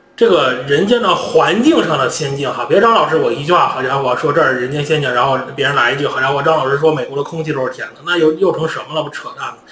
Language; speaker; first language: Chinese; native; Chinese